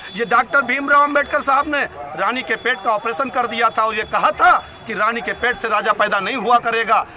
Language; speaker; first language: Hindi; native; Hindi